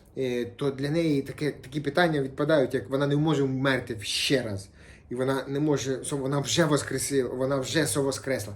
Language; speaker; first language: Ukrainian; native; Ukrainian